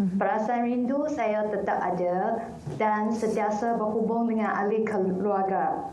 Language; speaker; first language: Malay; non-native, local second language; Chinese